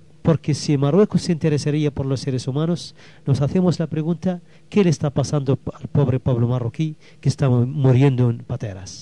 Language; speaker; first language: Spanish; non-native, local second language; Arabic